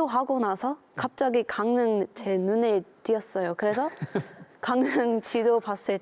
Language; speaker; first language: Korean; non-native, learner; English